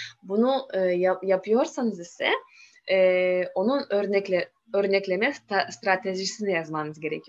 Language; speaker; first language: Turkish; non-native, learner; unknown